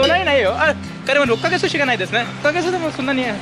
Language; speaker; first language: Japanese; non-native, learner; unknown